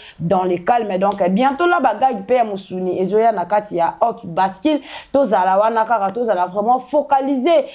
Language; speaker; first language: Lingala; non-native, local second language; Kongo